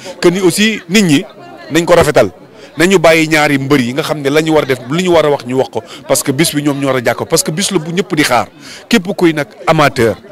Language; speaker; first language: Wolof; native; Wolof